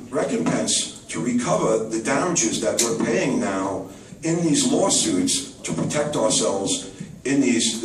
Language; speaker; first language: English; native; English